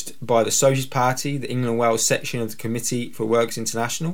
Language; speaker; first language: English; native; English